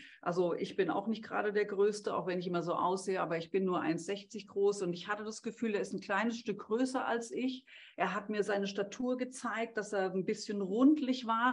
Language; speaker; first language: German; native; German